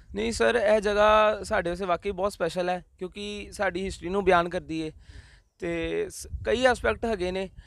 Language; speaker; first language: Punjabi; native; Punjabi